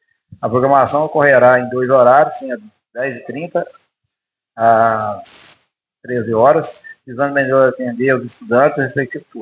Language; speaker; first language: Portuguese; native; Portuguese